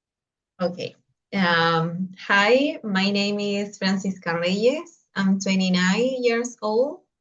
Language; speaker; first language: English; non-native, learner; Spanish